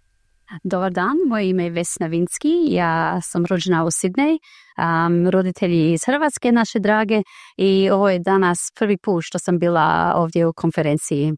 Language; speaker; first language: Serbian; early bilingual, heritage; Croatian